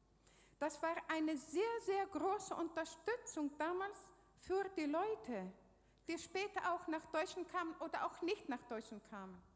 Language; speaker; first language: German; non-native, fluent; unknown